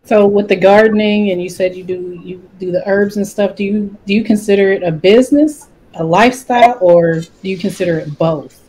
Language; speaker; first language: English; native; English